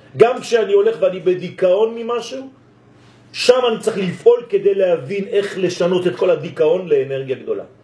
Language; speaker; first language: Hebrew; non-native, fluent; French